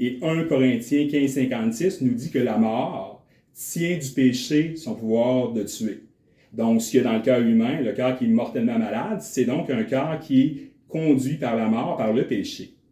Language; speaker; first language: French; native; French